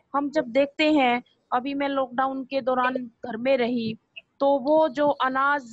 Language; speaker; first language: Hindi; native; Hindi